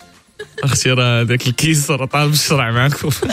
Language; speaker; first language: Arabic; native; Arabic